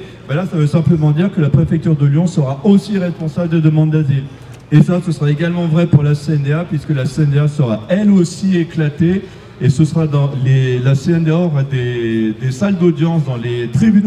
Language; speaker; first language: French; native; French